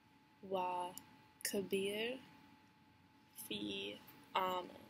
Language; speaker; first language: Arabic; non-native, learner; English